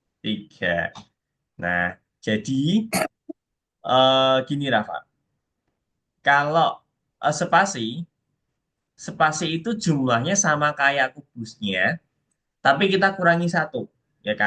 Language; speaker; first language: Indonesian; native; Indonesian